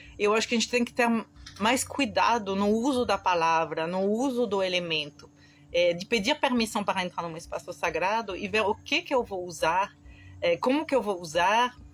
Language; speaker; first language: Portuguese; non-native, fluent; French